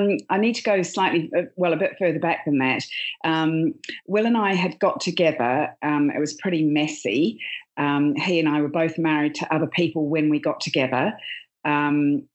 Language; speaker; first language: English; native; English